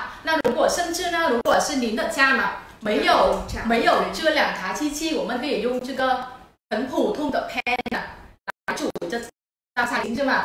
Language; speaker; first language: Chinese; non-native, fluent; Vietnamese